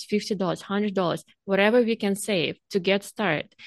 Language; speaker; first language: English; non-native, fluent; Russian